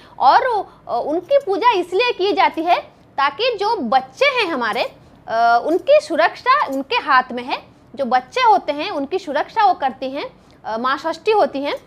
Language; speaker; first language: Hindi; non-native, local second language; Bangla